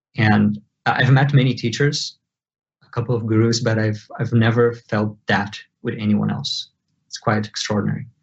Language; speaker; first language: English; non-native, fluent; Portuguese